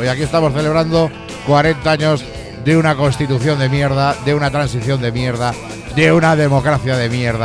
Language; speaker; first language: Spanish; native; Spanish